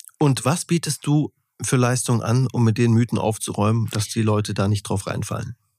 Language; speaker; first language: German; native; German